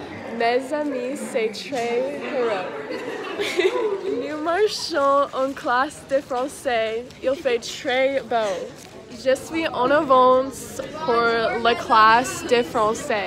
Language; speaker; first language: French; non-native, learner; English